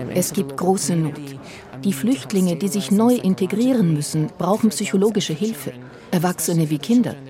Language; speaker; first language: German; non-native, fluent; Ukrainian